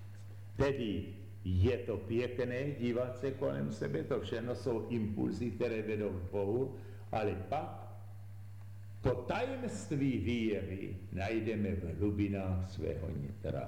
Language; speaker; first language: Czech; native; Czech